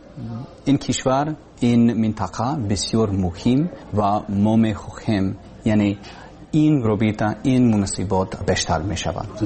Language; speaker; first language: Persian; non-native, learner; English